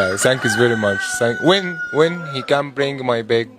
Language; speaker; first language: English; non-native, learner; Arabic